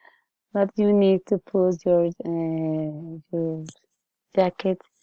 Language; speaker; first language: English; non-native, learner; Spanish